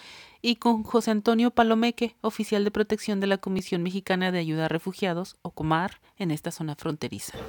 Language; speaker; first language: Spanish; native; Spanish